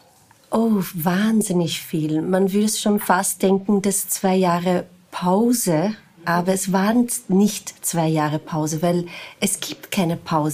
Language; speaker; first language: German; non-native, fluent; Portuguese